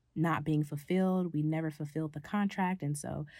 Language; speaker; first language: English; native; English